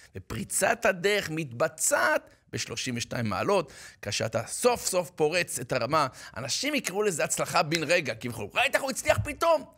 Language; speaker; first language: Hebrew; native; Hebrew